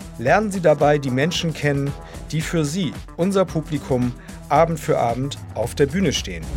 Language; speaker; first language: German; native; German